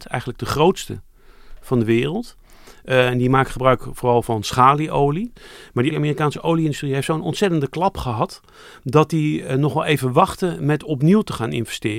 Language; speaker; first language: Dutch; native; Dutch